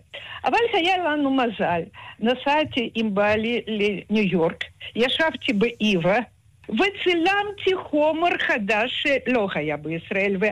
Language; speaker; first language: Hebrew; non-native, fluent; Russian